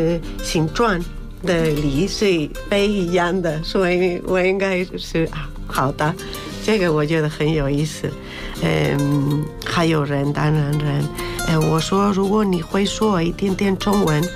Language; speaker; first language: Chinese; non-native, fluent; Spanish